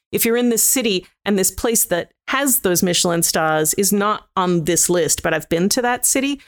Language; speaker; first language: English; native; English